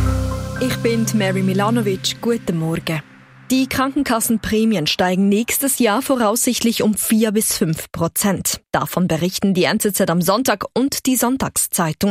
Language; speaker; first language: German; native; German